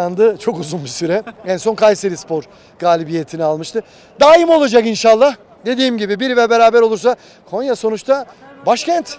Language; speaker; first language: Turkish; native; Turkish